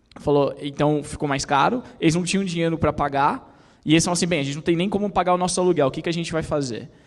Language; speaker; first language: Portuguese; native; Portuguese